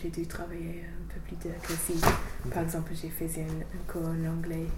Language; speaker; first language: French; non-native, fluent; English